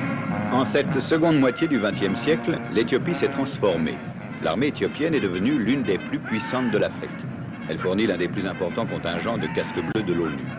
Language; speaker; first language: French; native; French